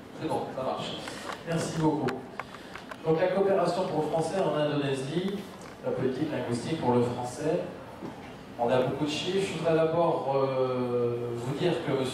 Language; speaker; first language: French; native; French